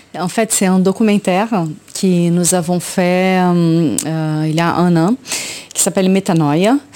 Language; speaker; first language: French; non-native, fluent; Portuguese